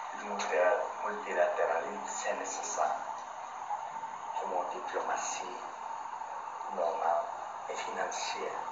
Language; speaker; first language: French; non-native, learner; Spanish